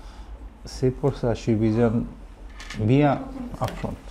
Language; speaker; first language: French; non-native, learner; Bangla